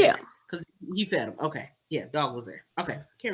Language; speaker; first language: English; native; English